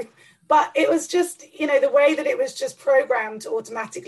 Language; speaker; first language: English; native; English